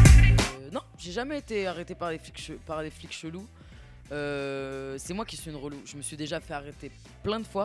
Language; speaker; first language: French; native; French